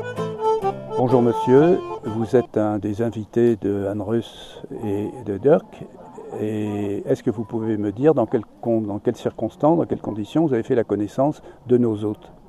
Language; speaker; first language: French; native; French